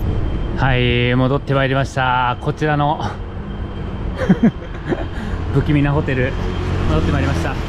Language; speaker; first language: Japanese; native; Japanese